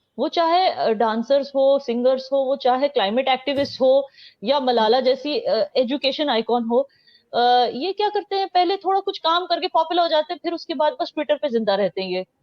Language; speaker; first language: Hindi; non-native, local second language; Kashmiri